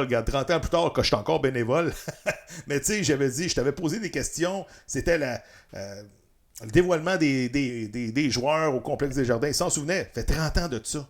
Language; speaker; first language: French; native; French